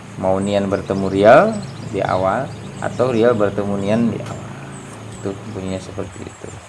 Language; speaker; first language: Indonesian; native; Indonesian